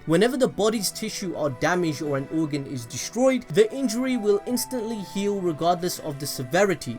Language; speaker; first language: English; native; English